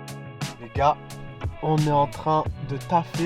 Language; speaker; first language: French; native; French